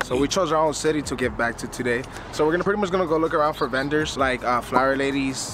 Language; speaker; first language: English; early bilingual, other home language; Spanish